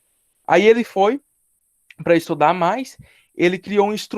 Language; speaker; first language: Portuguese; native; Portuguese